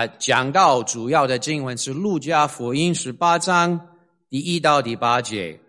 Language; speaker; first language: Chinese; non-native, fluent; English